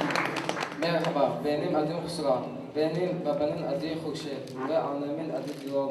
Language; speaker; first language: Turkish; non-native, learner; Tajik